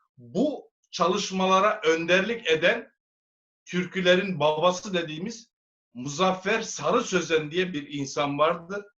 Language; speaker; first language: Turkish; native; Turkish